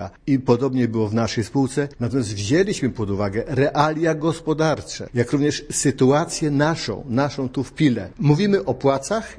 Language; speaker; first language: Polish; native; Polish